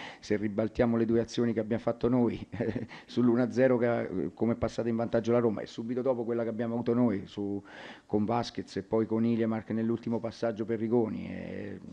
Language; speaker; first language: Italian; native; Italian